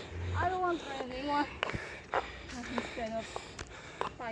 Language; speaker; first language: English; non-native, learner; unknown